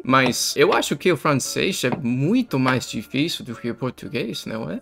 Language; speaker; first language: Portuguese; non-native, fluent; English